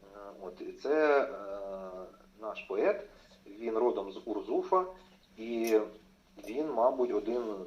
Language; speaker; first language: Ukrainian; non-native, local second language; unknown